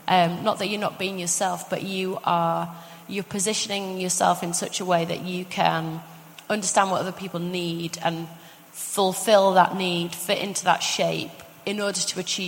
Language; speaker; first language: English; native; English